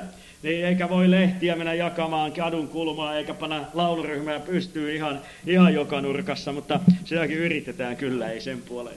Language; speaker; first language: Finnish; native; Finnish